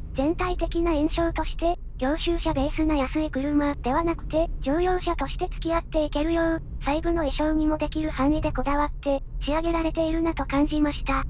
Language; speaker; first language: Japanese; native; Japanese